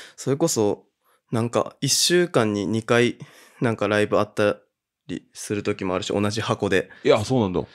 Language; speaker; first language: Japanese; native; Japanese